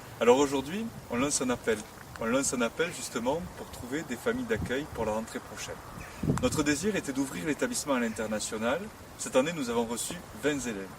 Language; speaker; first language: French; native; French